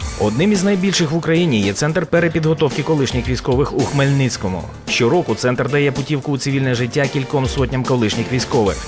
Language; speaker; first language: Ukrainian; native; Ukrainian